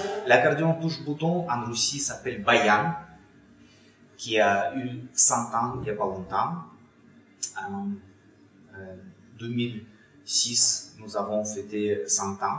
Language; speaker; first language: French; non-native, fluent; Russian